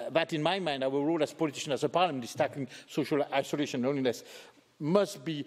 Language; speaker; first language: English; native; English